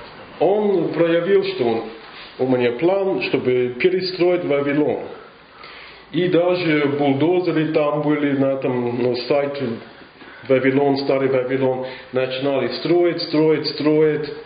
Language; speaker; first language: Russian; non-native, fluent; English